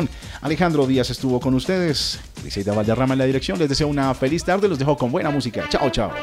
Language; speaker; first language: Spanish; native; Spanish